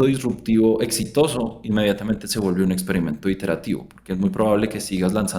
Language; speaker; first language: Spanish; native; Spanish